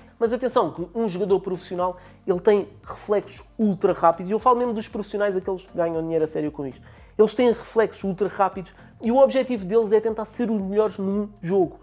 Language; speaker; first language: Portuguese; native; Portuguese